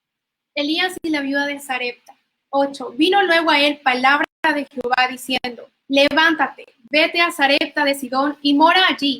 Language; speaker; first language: Spanish; native; Spanish